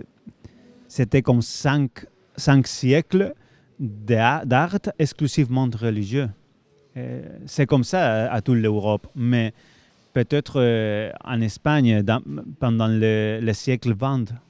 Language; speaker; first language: French; non-native, fluent; Spanish